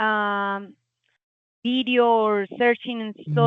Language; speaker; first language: English; non-native, learner; Spanish